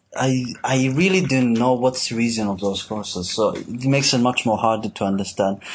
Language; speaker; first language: English; non-native, fluent; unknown